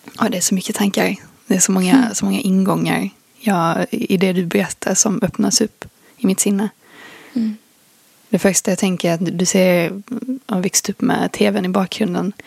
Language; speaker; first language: Swedish; early bilingual, other home language; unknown